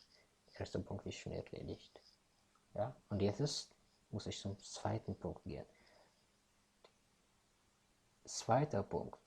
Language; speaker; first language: German; non-native, fluent; Tigrinya